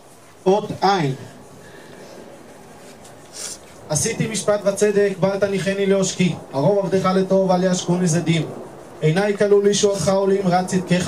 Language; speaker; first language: Hebrew; native; Hebrew